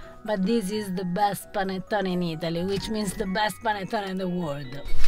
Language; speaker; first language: English; non-native, fluent; Italian